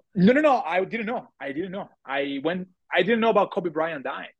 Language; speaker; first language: English; non-native, fluent; Italian